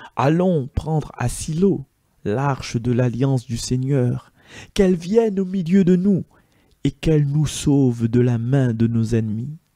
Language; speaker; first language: French; non-native, local second language; Malagasy